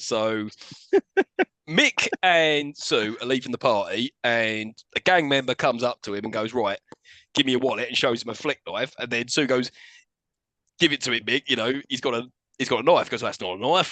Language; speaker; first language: English; native; English